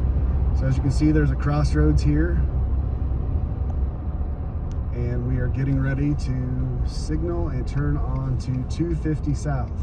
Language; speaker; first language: English; native; English